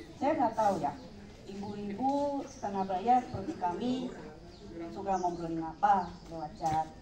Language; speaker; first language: Indonesian; non-native, fluent; Japanese